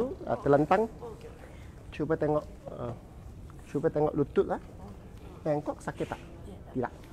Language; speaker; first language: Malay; non-native, local second language; Cantonese